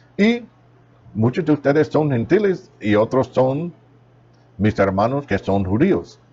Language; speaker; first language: Spanish; non-native, fluent; English